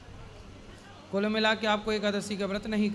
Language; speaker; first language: Hindi; native; Hindi